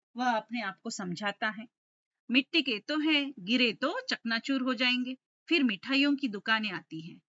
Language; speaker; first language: Hindi; non-native, local second language; Telugu